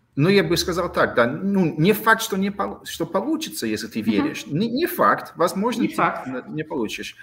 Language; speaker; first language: Russian; non-native, fluent; English